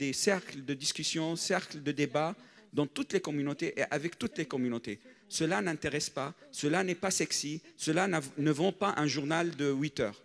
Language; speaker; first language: French; non-native, fluent; Arabic